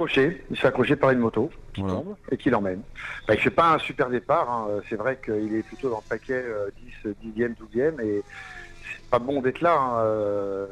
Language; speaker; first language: French; native; French